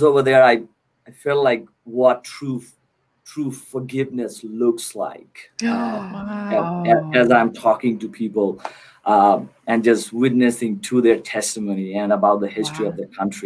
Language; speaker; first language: English; non-native, local second language; Bangla